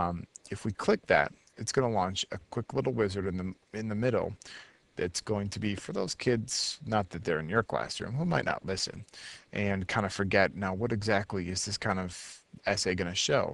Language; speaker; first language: English; native; English